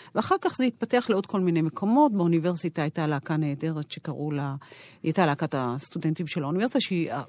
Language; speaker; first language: Hebrew; native; Hebrew